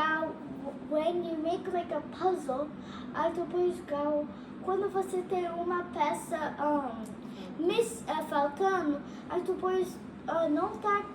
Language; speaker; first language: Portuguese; early bilingual, heritage; Portuguese